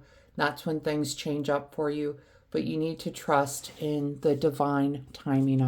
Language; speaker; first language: English; native; English